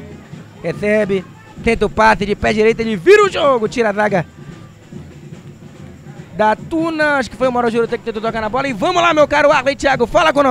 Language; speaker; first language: Portuguese; native; Portuguese